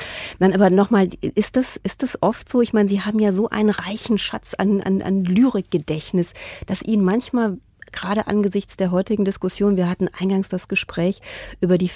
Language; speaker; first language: German; native; German